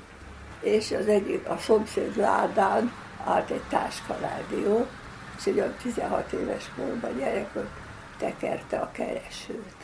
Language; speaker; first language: Hungarian; native; Hungarian